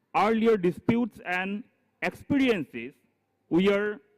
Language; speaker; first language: English; non-native, local second language; Assamese